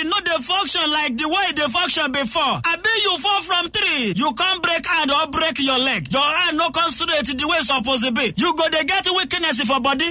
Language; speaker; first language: Nigerian Pidgin; native; Nigerian Pidgin